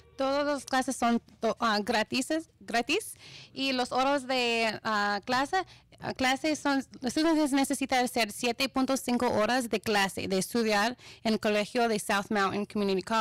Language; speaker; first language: Spanish; non-native, fluent; English